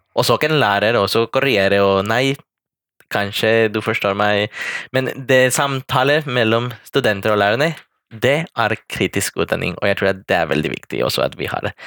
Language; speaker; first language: Norwegian; non-native, fluent; Spanish